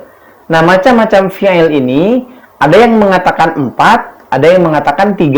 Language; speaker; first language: Indonesian; native; Indonesian